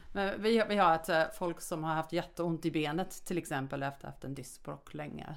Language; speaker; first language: Swedish; non-native, fluent; English